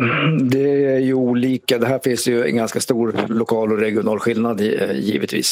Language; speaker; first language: Swedish; native; Swedish